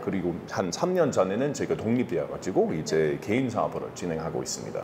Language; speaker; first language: Korean; non-native, fluent; English